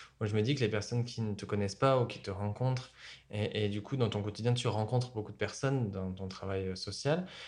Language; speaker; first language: French; native; French